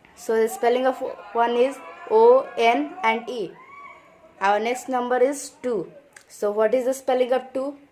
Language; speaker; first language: English; non-native, local second language; Hindi